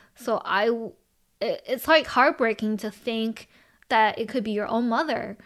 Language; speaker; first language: English; early bilingual, other home language; Chinese